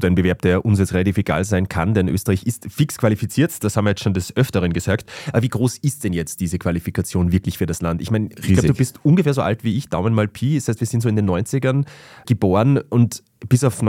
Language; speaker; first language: German; native; German